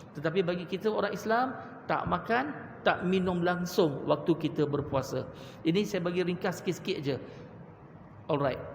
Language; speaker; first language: Malay; non-native, local second language; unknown